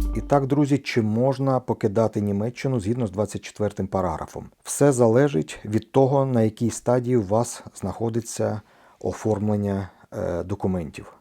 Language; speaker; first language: Ukrainian; non-native, local second language; Russian